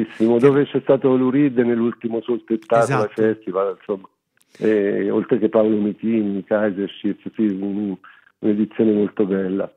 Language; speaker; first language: Italian; native; Italian